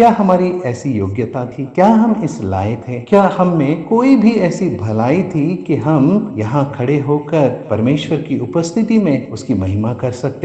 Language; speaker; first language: Hindi; native; Hindi